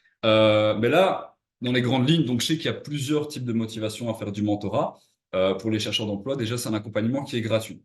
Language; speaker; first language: French; native; French